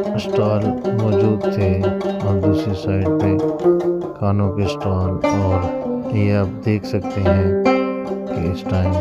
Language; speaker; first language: Urdu; native; Urdu